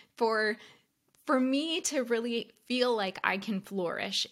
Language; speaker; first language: English; native; English